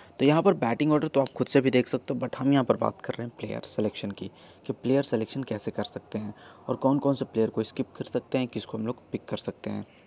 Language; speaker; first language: Hindi; native; Hindi